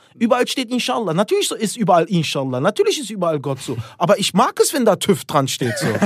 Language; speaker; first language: German; early bilingual, other home language; Turkish